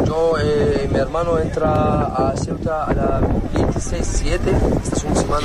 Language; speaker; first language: Spanish; non-native, learner; Arabic